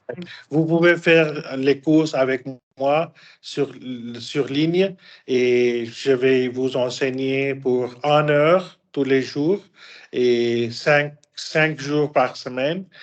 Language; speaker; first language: French; non-native, fluent; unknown